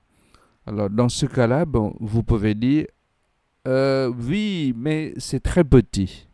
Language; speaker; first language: French; non-native, fluent; Khmer